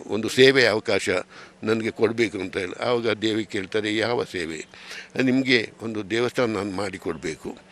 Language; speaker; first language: Kannada; native; Kannada